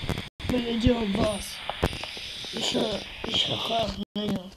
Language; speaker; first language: Russian; native; Russian